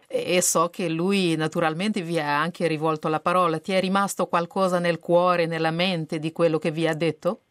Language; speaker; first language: Italian; non-native, fluent; Kabuverdianu